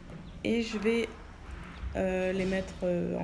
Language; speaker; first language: French; native; French